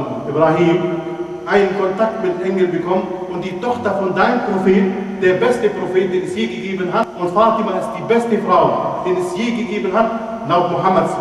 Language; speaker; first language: German; non-native, fluent; Arabic